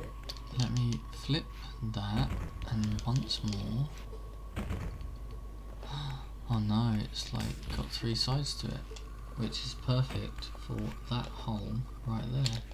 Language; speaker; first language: English; native; English